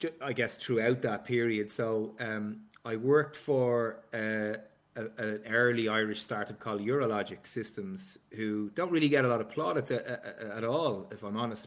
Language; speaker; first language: English; native; English